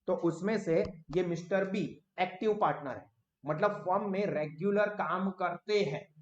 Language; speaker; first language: Hindi; non-native, local second language; Gujarati